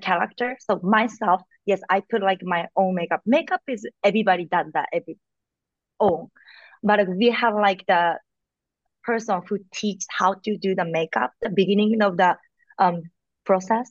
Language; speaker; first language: English; non-native, learner; Japanese